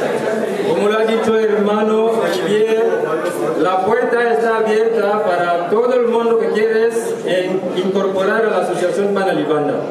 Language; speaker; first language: Spanish; non-native, learner; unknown